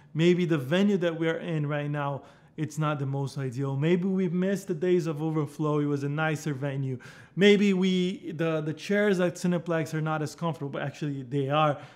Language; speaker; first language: English; non-native, fluent; Portuguese